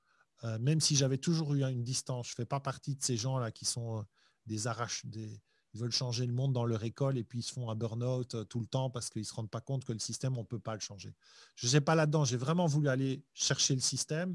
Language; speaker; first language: French; native; French